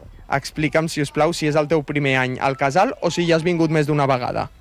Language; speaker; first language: Catalan; native; Catalan